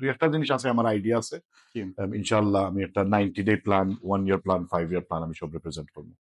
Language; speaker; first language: Bangla; early bilingual, heritage; Bangla